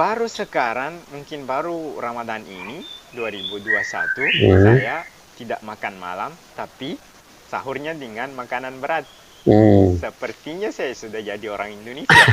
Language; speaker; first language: Indonesian; non-native, fluent; Arabic